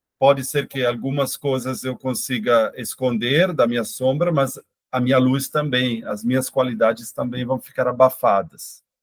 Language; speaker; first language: Portuguese; non-native, fluent; Italian